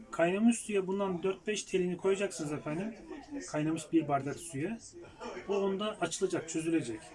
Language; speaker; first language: Turkish; native; Turkish